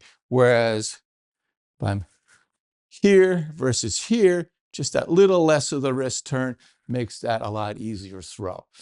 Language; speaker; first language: English; native; English